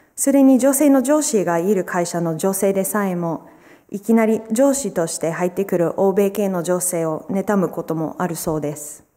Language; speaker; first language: Japanese; non-native, fluent; English